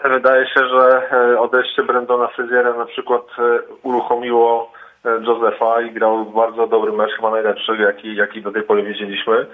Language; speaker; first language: Polish; native; Polish